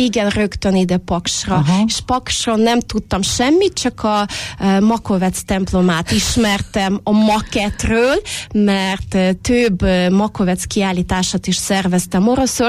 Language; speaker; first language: Hungarian; non-native, fluent; Russian